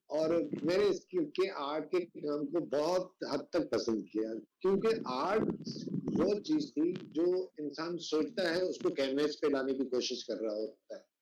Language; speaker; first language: Urdu; non-native, local second language; Sindhi